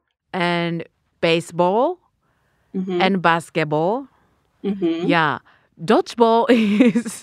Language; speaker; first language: English; non-native, learner; Japanese